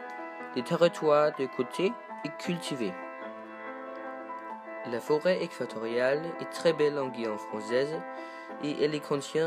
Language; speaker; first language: French; non-native, learner; Danish